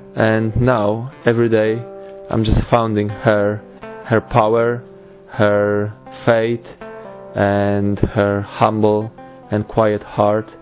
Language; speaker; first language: English; non-native, fluent; Polish